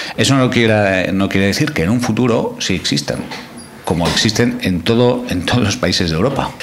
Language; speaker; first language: Spanish; non-native, local second language; Catalan